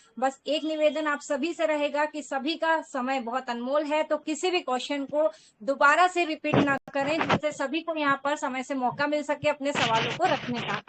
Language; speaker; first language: Hindi; native; Hindi